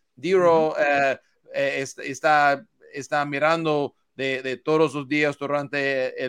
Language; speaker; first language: Spanish; non-native, learner; English